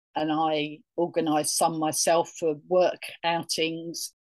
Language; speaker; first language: English; native; English